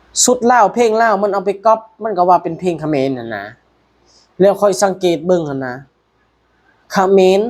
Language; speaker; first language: Thai; non-native, local second language; Lao